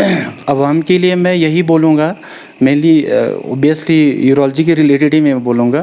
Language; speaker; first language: Hindi; non-native, local second language; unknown